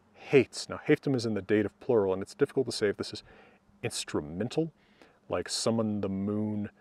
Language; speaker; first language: English; native; English